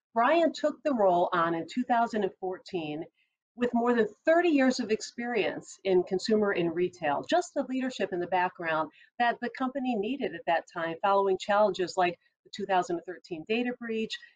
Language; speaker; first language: English; native; English